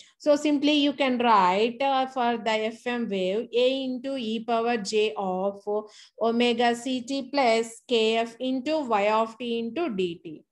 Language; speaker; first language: English; non-native, local second language; Telugu